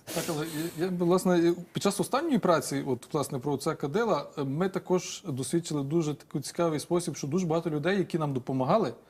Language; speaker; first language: Ukrainian; native; Ukrainian